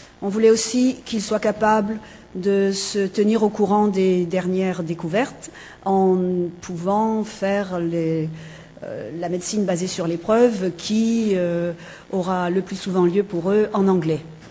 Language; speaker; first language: French; native; French